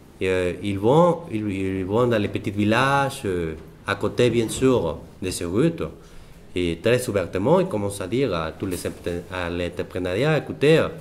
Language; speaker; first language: French; non-native, fluent; Spanish